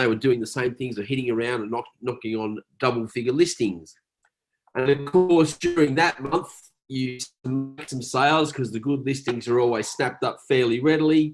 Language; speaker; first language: English; native; English